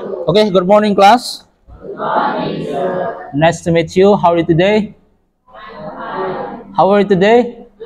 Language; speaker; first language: English; non-native, local second language; Indonesian